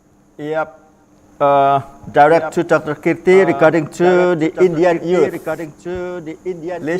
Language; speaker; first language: English; non-native, learner; Indonesian